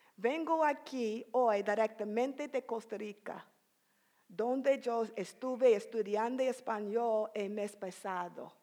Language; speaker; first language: Spanish; non-native, learner; English